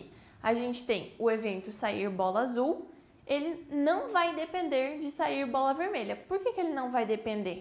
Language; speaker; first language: Portuguese; native; Portuguese